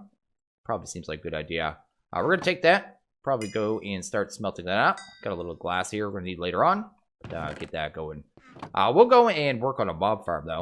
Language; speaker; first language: English; native; English